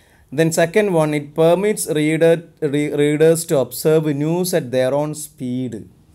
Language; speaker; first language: English; non-native, local second language; Malayalam